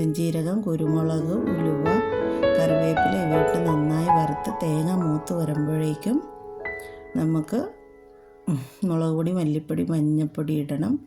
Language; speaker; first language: Malayalam; native; Malayalam